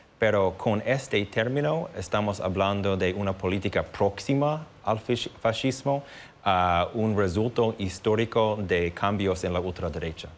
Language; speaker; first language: Spanish; non-native, fluent; English